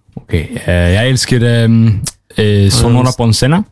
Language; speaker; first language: Norwegian; non-native, learner; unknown